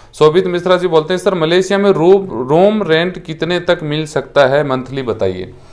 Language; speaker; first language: Hindi; native; Hindi